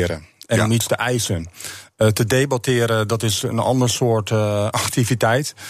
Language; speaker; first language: Dutch; native; Dutch